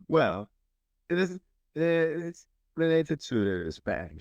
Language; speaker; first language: English; non-native, learner; Spanish